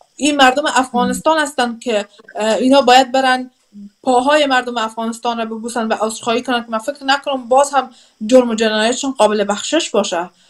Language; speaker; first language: Persian; native; Persian